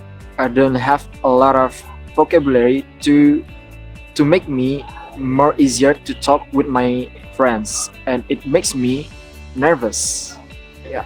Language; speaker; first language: English; non-native, learner; Indonesian